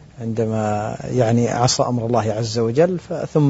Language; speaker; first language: Arabic; native; Arabic